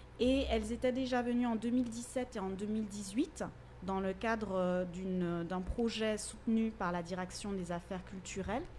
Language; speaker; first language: French; native; French